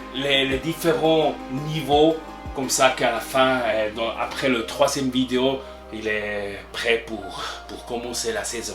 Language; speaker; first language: French; non-native, learner; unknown